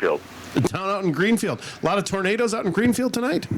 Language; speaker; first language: English; native; English